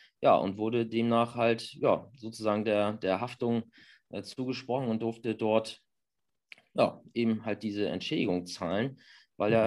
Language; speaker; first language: German; native; German